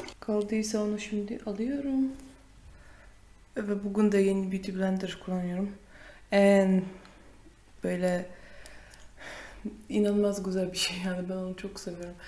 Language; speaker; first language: Turkish; non-native, fluent; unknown